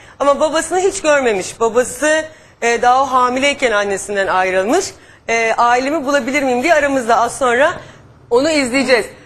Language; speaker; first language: Turkish; native; Turkish